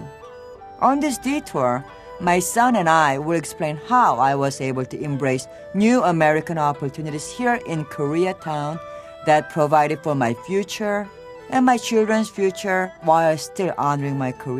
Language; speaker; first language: English; non-native, fluent; Korean